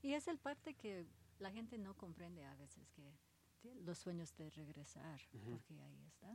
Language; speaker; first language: Spanish; early bilingual, heritage; Spanish